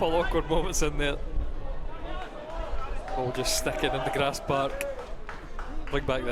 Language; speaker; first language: English; native; English